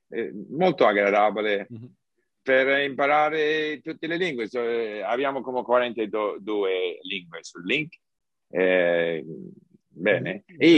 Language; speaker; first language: Italian; non-native, learner; English